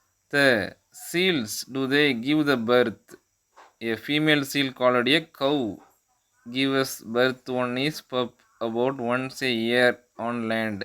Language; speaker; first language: English; non-native, local second language; Tamil